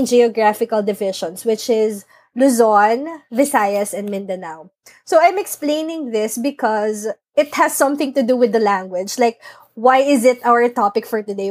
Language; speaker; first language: English; non-native, local second language; Filipino